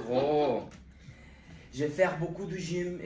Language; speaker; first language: French; non-native, learner; Portuguese